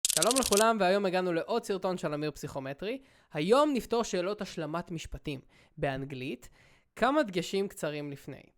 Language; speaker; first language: Hebrew; native; Hebrew